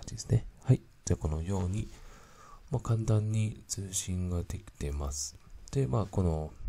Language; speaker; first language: Japanese; non-native, fluent; Cantonese